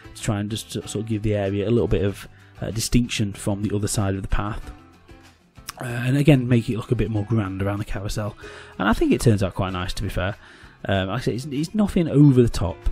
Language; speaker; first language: English; native; English